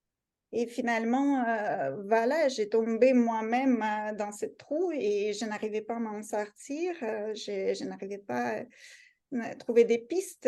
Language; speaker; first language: French; non-native, fluent; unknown